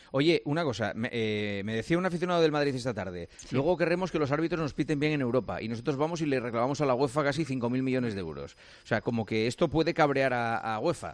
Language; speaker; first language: Spanish; native; Spanish